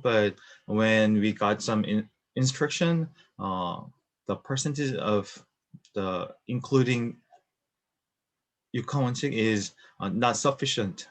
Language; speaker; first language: English; non-native, learner; Korean